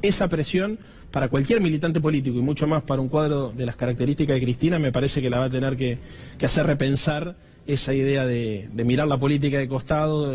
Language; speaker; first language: Spanish; native; Spanish